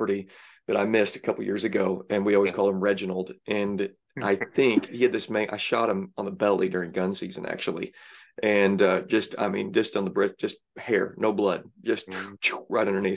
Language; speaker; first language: English; native; English